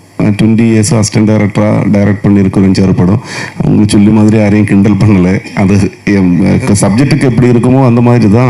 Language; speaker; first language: Tamil; non-native, learner; Malayalam